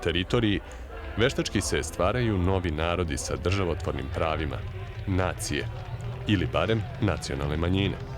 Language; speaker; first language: Bosnian; native; Bosnian